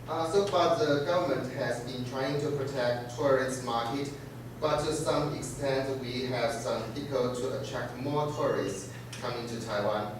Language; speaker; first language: English; non-native, learner; Chinese